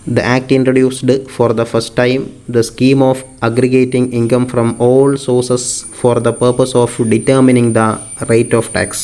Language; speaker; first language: English; non-native, local second language; Malayalam